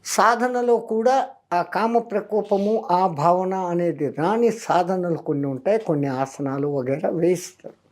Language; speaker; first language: Telugu; non-native, fluent; Hindi